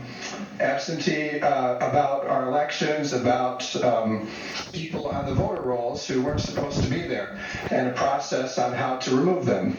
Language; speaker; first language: English; native; English